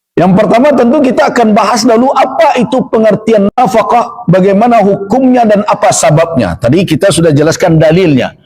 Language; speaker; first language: Malay; non-native, local second language; Minangkabau